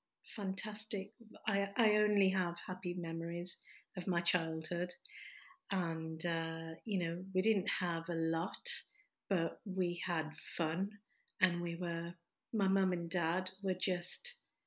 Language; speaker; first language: English; native; English